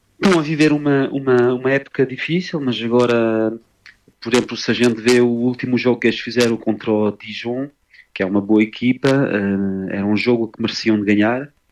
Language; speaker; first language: Portuguese; early bilingual, heritage; Portuguese